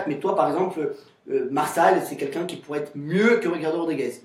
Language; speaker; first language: French; native; French